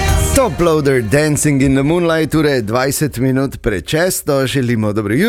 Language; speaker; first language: Slovenian; native; Slovenian